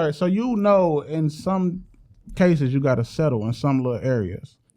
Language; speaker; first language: English; native; English